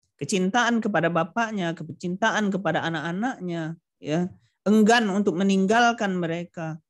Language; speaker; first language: Indonesian; non-native, local second language; Minangkabau